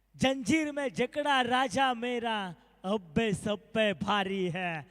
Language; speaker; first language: Hindi; non-native, local second language; Marathi